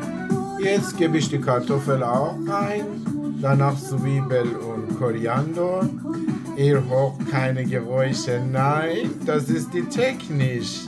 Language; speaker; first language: German; non-native, learner; Persian